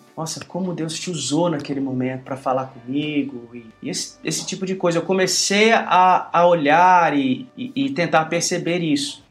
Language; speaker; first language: Portuguese; native; Portuguese